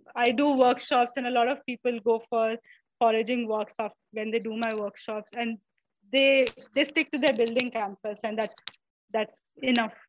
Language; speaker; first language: English; non-native, local second language; Malayalam